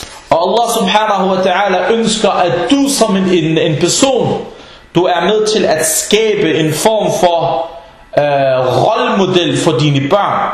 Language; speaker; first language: Danish; non-native, fluent; Arabic